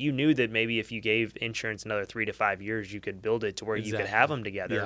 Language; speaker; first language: English; native; English